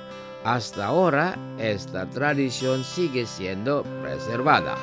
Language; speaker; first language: Spanish; non-native, fluent; Indonesian